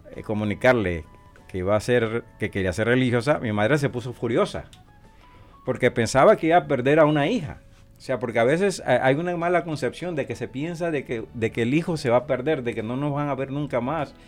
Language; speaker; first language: Spanish; native; Spanish